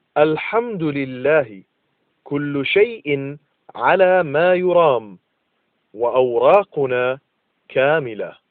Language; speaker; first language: Arabic; non-native, fluent; English